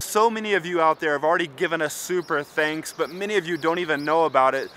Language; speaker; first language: English; native; English